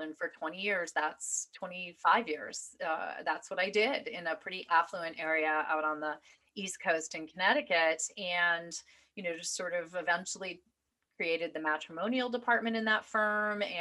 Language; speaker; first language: English; native; English